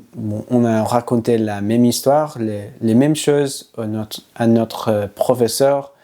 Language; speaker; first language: French; non-native, learner; English